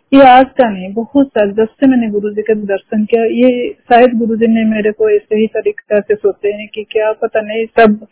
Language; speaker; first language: Hindi; non-native, local second language; Odia